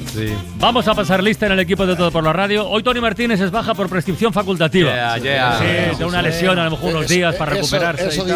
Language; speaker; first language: Spanish; native; Spanish